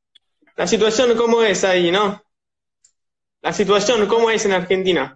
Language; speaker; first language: Spanish; non-native, learner; Italian